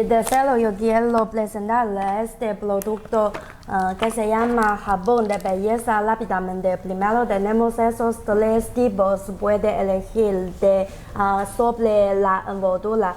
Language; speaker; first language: Spanish; non-native, learner; Chinese